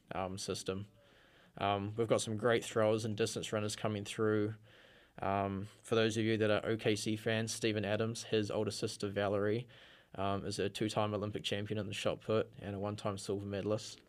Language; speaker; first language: English; native; English